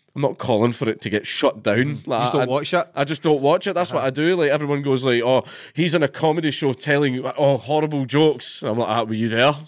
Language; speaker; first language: English; native; English